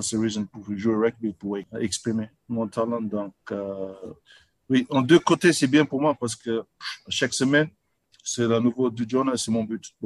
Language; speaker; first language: French; non-native, learner; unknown